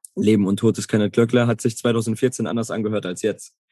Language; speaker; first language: German; native; German